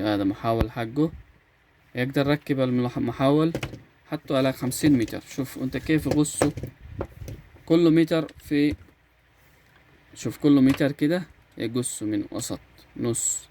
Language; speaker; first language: Arabic; non-native, learner; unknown